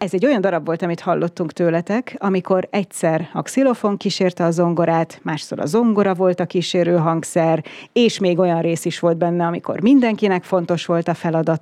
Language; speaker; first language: Hungarian; native; Hungarian